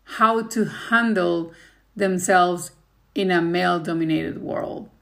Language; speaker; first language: English; non-native, fluent; Spanish